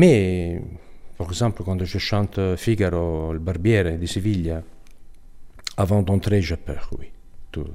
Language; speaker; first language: French; non-native, learner; Italian